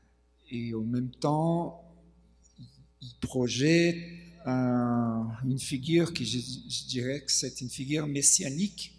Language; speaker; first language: French; non-native, fluent; Portuguese